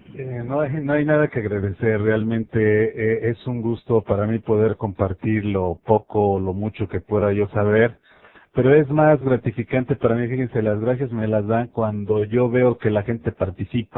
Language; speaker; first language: Spanish; native; Spanish